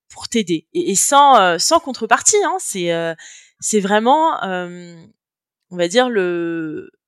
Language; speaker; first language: French; native; French